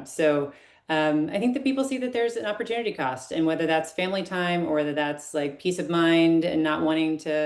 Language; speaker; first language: English; native; English